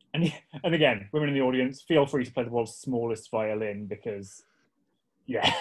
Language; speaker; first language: English; native; English